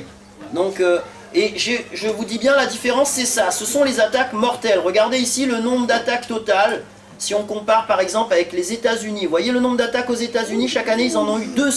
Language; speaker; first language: French; native; French